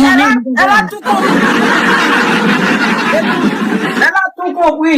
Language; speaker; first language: French; non-native, local second language; Haitian Creole